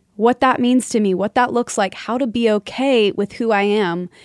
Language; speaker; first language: English; native; English